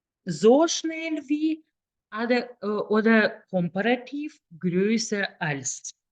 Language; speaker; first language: German; non-native, fluent; Lithuanian